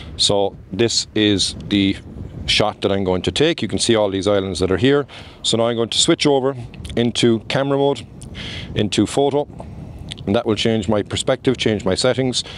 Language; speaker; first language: English; native; English